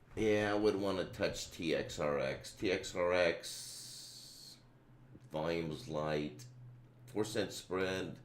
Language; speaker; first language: English; native; English